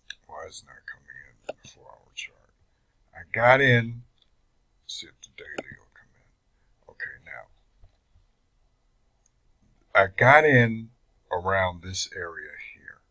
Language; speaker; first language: English; native; English